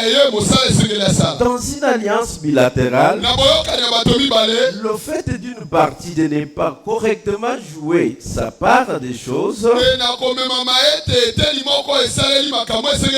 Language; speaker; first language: French; non-native, local second language; Luba-Lulua